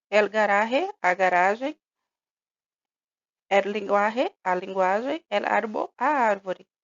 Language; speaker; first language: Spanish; non-native, fluent; Portuguese